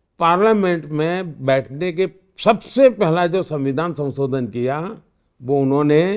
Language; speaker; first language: Hindi; non-native, local second language; Gujarati